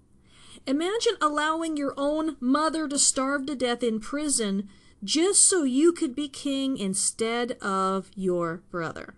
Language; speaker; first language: English; native; English